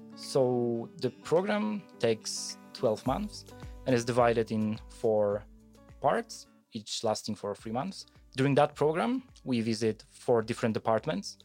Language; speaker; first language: English; non-native, fluent; Polish